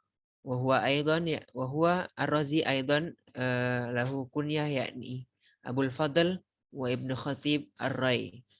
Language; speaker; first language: Arabic; non-native, fluent; Indonesian